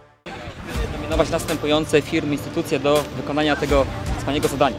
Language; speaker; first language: Polish; native; Polish